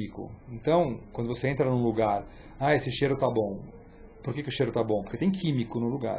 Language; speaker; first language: Portuguese; native; Portuguese